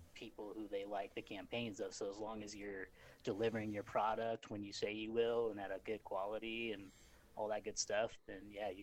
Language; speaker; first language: English; native; English